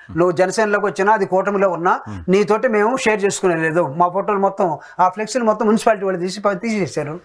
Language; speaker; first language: Telugu; native; Telugu